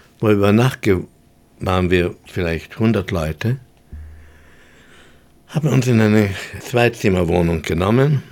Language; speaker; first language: German; early bilingual, heritage; German